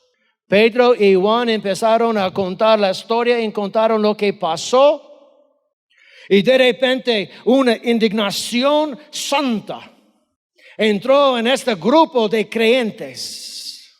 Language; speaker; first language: Spanish; non-native, fluent; English